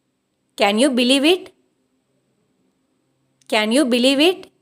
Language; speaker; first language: English; non-native, local second language; Tamil